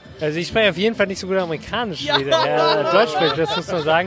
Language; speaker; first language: German; native; German